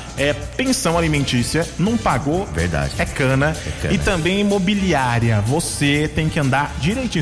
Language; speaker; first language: Portuguese; native; Portuguese